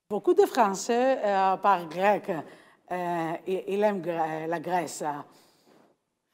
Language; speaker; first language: French; non-native, learner; Greek